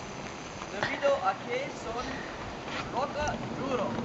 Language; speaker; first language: Spanish; non-native, learner; English